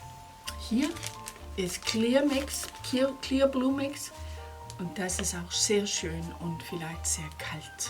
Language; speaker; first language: German; non-native, fluent; Danish